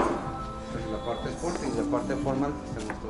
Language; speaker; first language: Spanish; native; Spanish